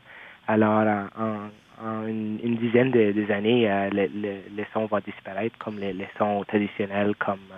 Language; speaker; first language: French; non-native, local second language; English